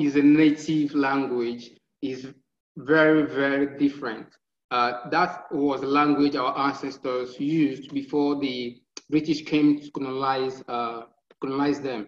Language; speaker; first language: English; non-native, local second language; Igbo